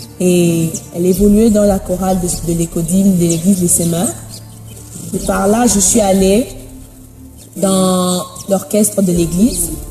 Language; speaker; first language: French; non-native, local second language; Swahili